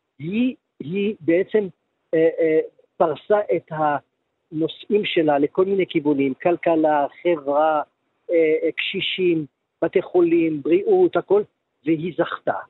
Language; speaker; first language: Hebrew; early bilingual, other home language; Arabic